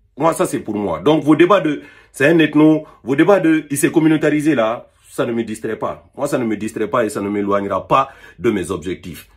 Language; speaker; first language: French; non-native, local second language; Fula